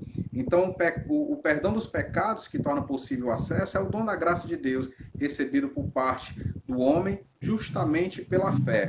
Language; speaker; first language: Portuguese; native; Portuguese